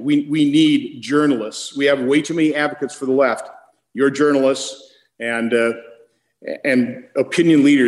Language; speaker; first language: English; native; English